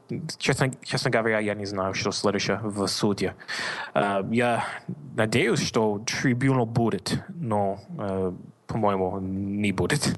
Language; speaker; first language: Russian; non-native, learner; English